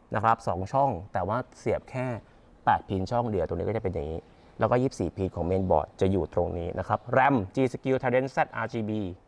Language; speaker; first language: Thai; native; Thai